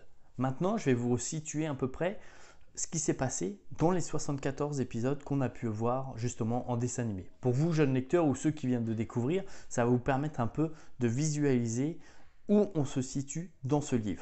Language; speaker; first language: French; native; French